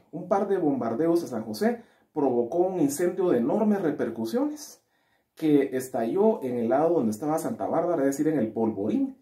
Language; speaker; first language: Spanish; native; Spanish